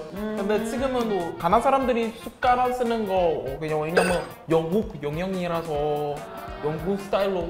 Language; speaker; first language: Korean; non-native, fluent; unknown